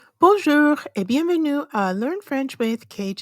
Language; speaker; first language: French; non-native, fluent; English